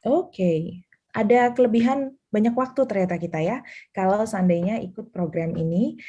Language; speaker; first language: Indonesian; native; Indonesian